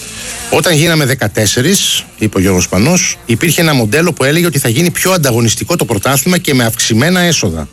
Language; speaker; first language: Greek; native; Greek